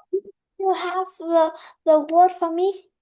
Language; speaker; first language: English; non-native, learner; Vietnamese